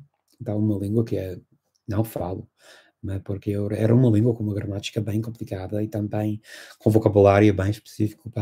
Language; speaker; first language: Portuguese; non-native, fluent; English